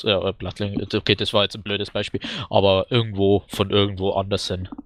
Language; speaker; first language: German; native; German